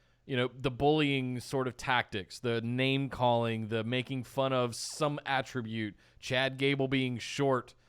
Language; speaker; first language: English; native; English